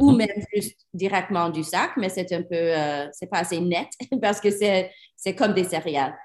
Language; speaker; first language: French; non-native, learner; English